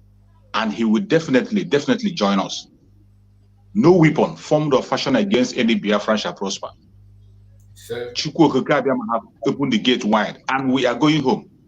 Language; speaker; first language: English; non-native, local second language; Igbo